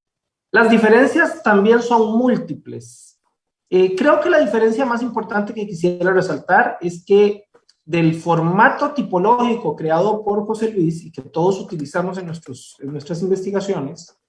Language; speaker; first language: Spanish; native; Spanish